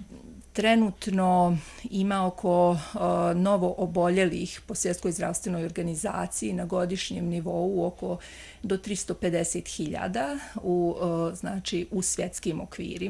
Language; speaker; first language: Croatian; native; Croatian